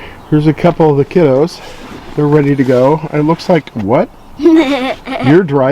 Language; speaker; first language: English; native; English